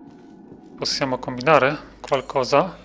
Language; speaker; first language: Italian; non-native, fluent; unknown